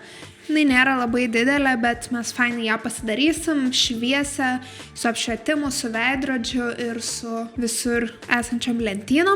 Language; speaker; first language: Lithuanian; native; Lithuanian